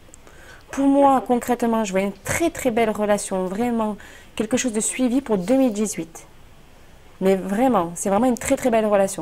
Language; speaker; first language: French; native; French